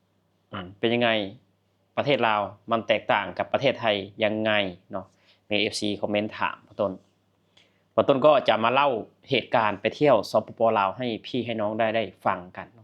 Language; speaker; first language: Thai; non-native, local second language; Northeastern Thai